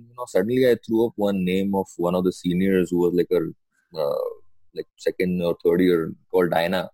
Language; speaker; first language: English; non-native, local second language; Sindhi